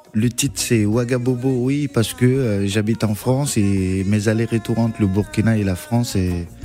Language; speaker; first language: French; non-native, local second language; Dyula